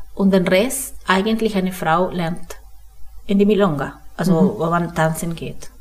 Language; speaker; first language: German; non-native, fluent; Spanish